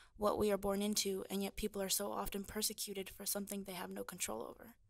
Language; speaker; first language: English; early bilingual, other home language; Spanish